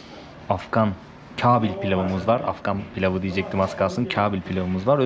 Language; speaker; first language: Turkish; native; Turkish